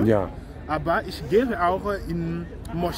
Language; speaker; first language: German; non-native, fluent; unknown